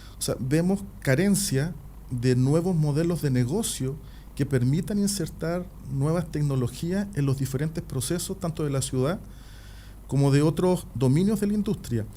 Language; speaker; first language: Spanish; native; Spanish